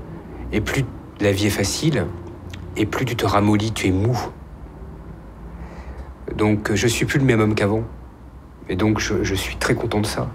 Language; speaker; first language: French; native; French